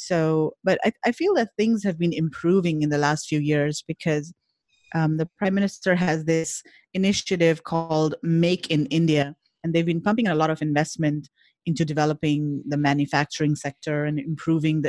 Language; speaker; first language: English; non-native, local second language; Hindi